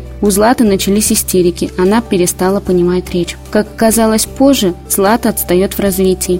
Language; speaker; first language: Russian; native; Russian